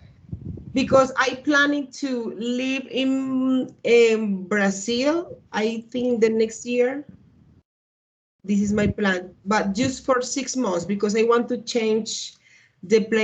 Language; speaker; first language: English; non-native, learner; Spanish